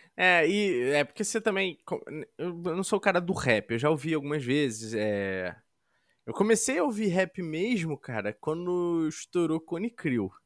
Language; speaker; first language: Portuguese; native; Portuguese